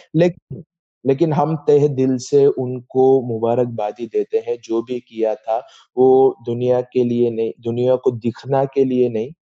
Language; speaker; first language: Hindi; non-native, local second language; Bangla